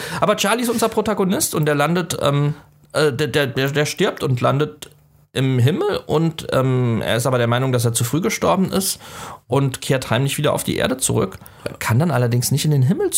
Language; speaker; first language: German; native; German